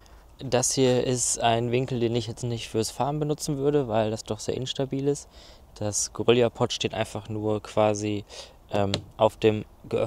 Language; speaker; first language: German; native; German